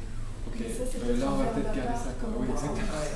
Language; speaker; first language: French; native; French